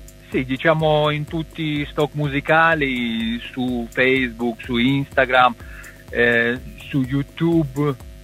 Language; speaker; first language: Italian; non-native, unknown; Russian